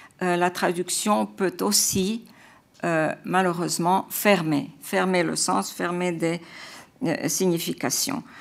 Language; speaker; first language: French; non-native, fluent; Croatian